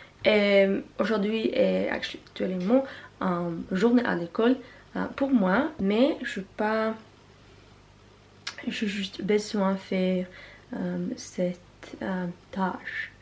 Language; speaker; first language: French; non-native, learner; Norwegian